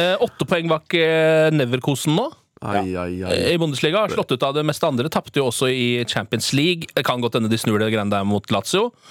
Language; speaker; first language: Norwegian; native; Norwegian